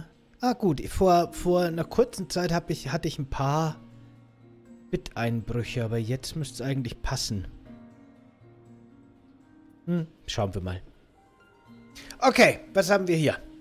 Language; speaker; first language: German; native; German